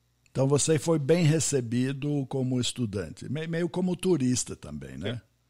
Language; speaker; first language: Portuguese; non-native, fluent; English